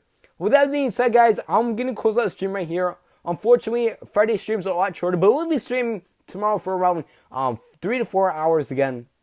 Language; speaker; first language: English; native; English